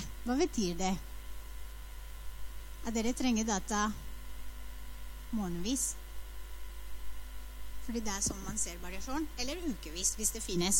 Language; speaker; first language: Norwegian; non-native, fluent; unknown